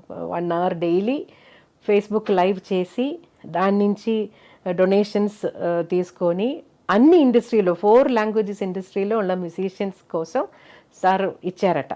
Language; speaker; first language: Telugu; non-native, local second language; Malayalam